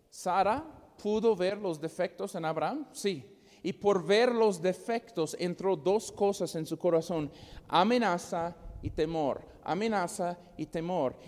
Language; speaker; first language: Spanish; non-native, fluent; English